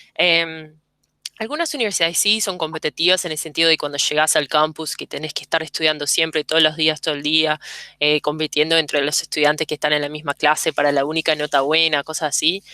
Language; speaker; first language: Spanish; early bilingual, heritage; English